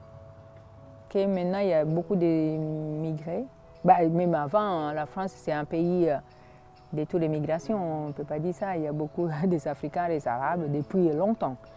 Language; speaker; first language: French; non-native, fluent; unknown